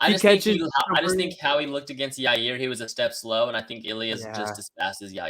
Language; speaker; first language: English; native; English